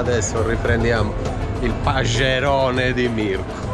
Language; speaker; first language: Italian; native; Italian